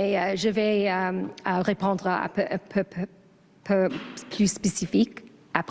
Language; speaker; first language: French; non-native, learner; English